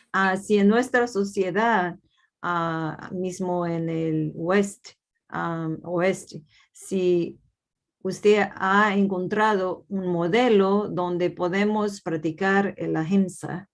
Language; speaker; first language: Spanish; non-native, fluent; Portuguese